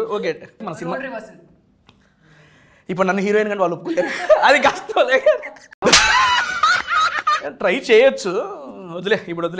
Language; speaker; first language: Telugu; native; Telugu